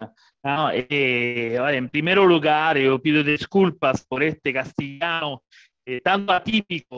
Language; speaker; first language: Spanish; non-native, fluent; Italian